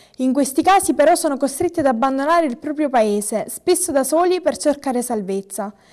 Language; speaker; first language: Italian; native; Italian